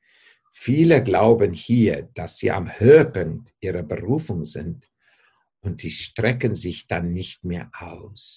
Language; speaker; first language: German; non-native, fluent; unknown